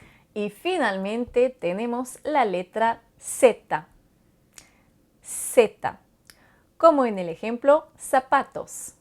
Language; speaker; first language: Spanish; non-native, fluent; French